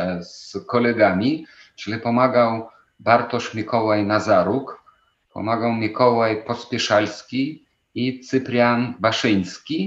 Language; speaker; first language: Polish; non-native, fluent; Ukrainian